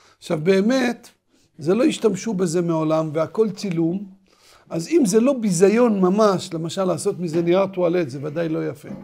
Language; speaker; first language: Hebrew; native; Hebrew